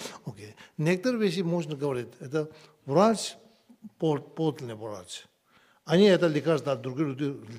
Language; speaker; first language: Russian; non-native, learner; Tibetan